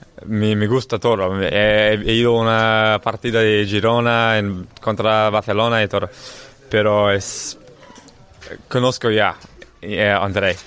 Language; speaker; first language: Spanish; non-native, learner; English